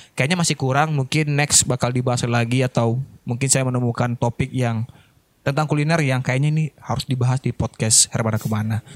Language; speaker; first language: Indonesian; non-native, local second language; Minangkabau